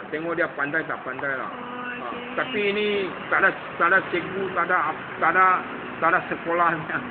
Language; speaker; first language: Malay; non-native, local second language; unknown